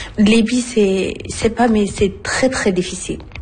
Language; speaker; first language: French; non-native, learner; Arabic